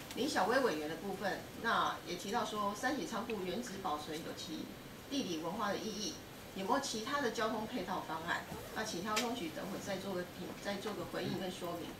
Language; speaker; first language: Chinese; native; Chinese